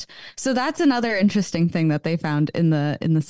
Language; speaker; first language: English; native; English